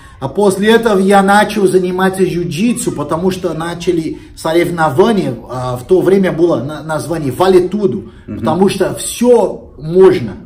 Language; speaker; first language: Russian; non-native, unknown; Portuguese